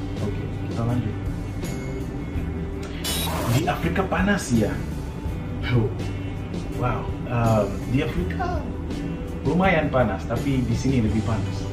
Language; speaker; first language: Indonesian; non-native, fluent; Nyanja